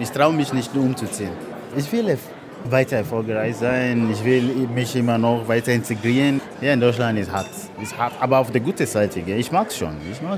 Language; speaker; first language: German; non-native, fluent; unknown